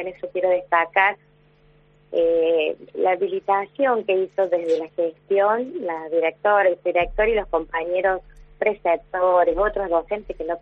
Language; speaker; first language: Spanish; native; Spanish